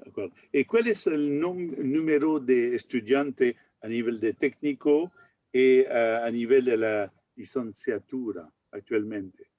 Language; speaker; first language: Spanish; non-native, learner; French